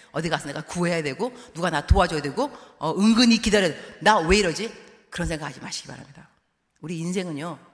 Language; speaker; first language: Korean; early bilingual, heritage; Korean